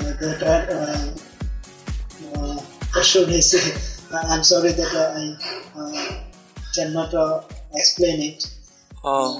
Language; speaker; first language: English; non-native, learner; Bangla